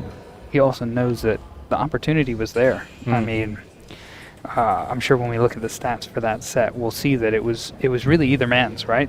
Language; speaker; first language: English; native; English